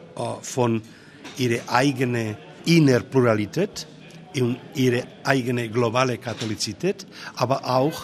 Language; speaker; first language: German; non-native, learner; Spanish